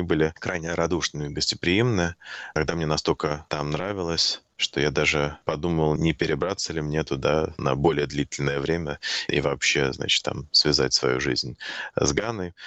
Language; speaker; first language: Russian; native; Russian